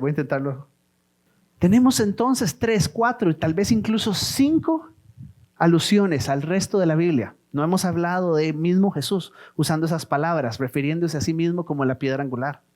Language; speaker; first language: Spanish; native; Spanish